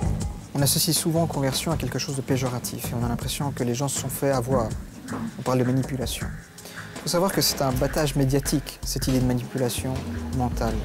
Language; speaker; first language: French; native; French